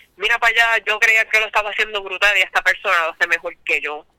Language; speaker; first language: Spanish; native; Spanish